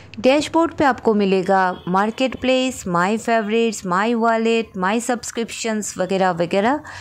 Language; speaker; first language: Hindi; non-native, local second language; Bangla